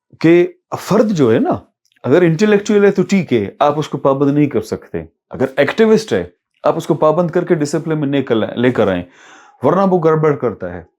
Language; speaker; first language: Urdu; non-native, local second language; Baluchi